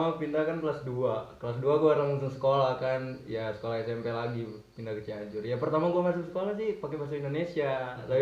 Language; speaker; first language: Malay; native; Malay